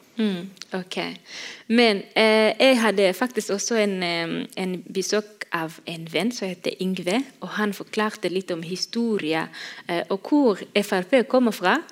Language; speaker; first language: Norwegian; non-native, fluent; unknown